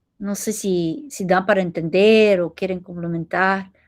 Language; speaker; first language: Portuguese; non-native, learner; English